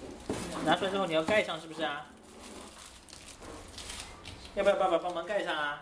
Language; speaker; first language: Chinese; native; Chinese